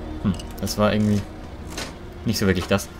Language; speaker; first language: German; native; German